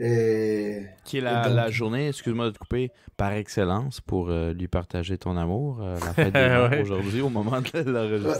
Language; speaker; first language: French; native; French